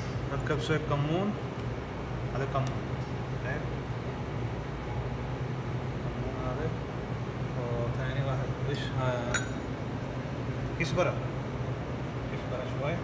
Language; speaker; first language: Arabic; non-native, learner; Urdu